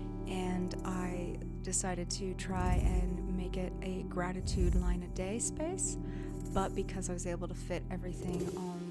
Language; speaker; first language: English; native; English